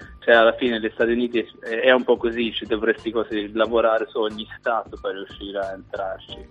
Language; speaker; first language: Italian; non-native, fluent; Norwegian